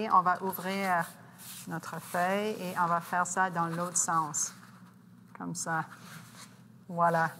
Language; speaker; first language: French; non-native, local second language; English